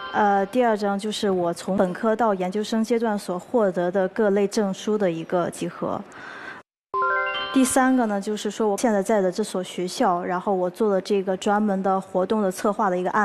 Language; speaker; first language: Chinese; native; Chinese